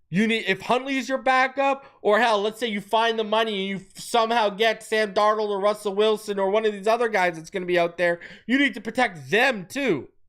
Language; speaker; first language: English; native; English